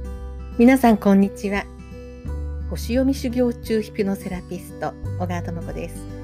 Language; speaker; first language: Japanese; native; Japanese